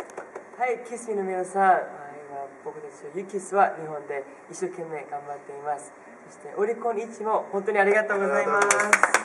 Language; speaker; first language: Japanese; non-native, fluent; Korean